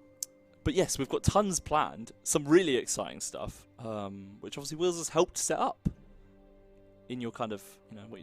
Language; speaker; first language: English; native; English